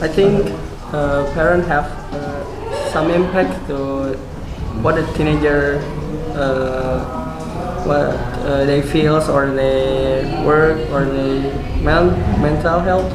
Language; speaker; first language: English; non-native, learner; Indonesian